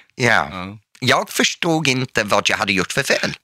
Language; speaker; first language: Swedish; non-native, fluent; English